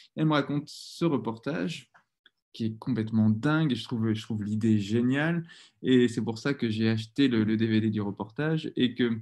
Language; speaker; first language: French; native; French